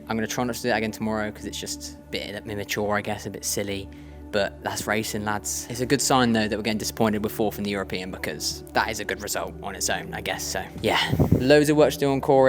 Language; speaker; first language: English; native; English